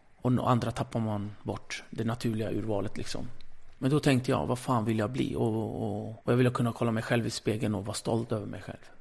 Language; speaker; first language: Swedish; early bilingual, other home language; Kurdish